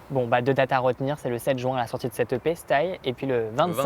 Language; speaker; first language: French; native; French